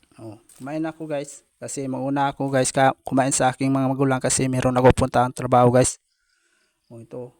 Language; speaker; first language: Filipino; non-native, local second language; Cebuano